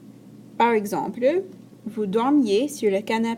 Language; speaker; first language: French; non-native, fluent; English